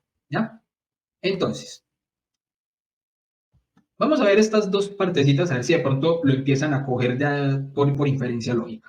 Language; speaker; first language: Spanish; native; Spanish